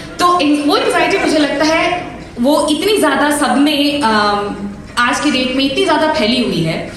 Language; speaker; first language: Hindi; non-native, local second language; Assamese